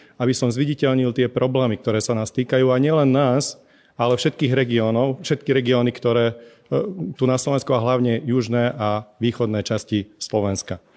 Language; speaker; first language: Slovak; non-native, local second language; Hungarian